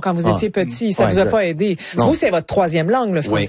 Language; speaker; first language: French; native; French